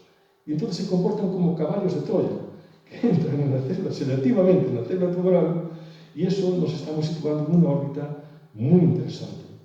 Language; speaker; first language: Spanish; native; Spanish